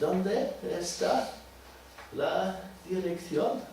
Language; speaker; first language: Spanish; non-native, learner; German